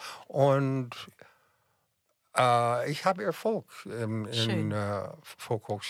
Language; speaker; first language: German; non-native, fluent; English